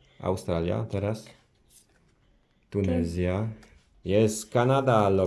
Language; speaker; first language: Polish; early bilingual, heritage; Polish